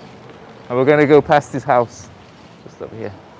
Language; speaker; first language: English; native; English